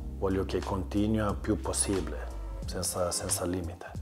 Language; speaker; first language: Italian; non-native, learner; Swedish